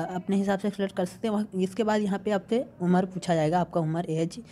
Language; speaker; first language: Hindi; native; Hindi